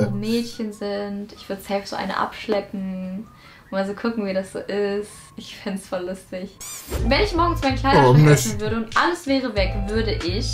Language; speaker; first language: German; native; German